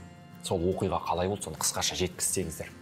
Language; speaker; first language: Kazakh; native; Kazakh